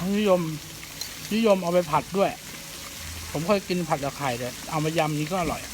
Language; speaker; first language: Thai; native; Thai